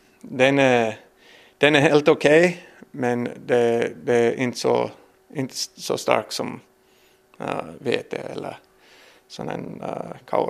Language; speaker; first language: Swedish; non-native, learner; English